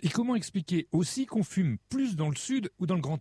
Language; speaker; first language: French; native; French